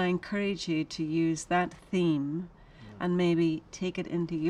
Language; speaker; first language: English; native; English